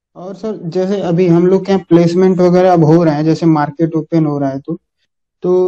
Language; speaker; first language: Hindi; native; Hindi